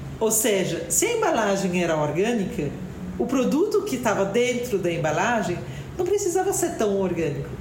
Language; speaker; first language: Portuguese; non-native, fluent; French